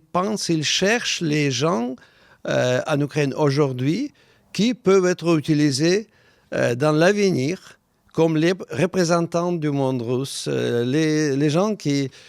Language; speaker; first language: French; non-native, fluent; Russian